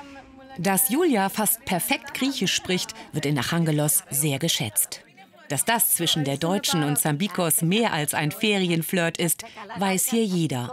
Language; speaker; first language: German; native; German